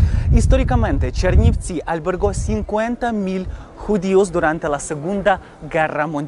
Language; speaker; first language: Spanish; non-native, fluent; Ukrainian